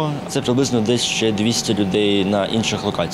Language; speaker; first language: Ukrainian; native; Ukrainian